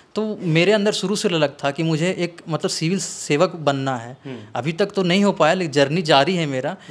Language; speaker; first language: Hindi; native; Hindi